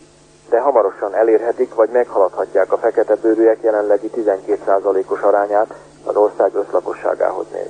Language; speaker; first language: Hungarian; native; Hungarian